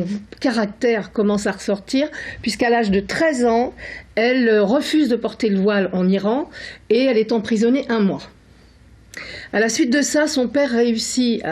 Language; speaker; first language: French; native; French